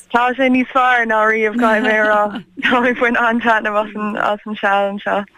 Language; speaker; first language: Irish; non-native, local second language; English